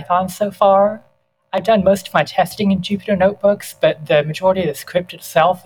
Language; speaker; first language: English; native; English